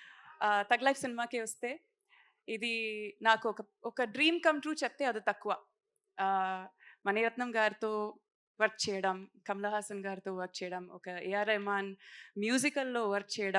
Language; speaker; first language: Telugu; non-native, learner; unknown